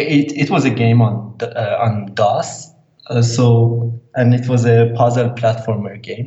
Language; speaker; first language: English; non-native, fluent; Persian